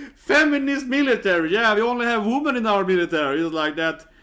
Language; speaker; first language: English; non-native, fluent; Swedish